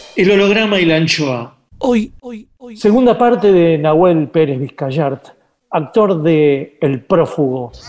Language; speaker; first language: Spanish; native; Spanish